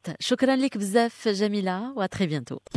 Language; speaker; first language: Arabic; native; Arabic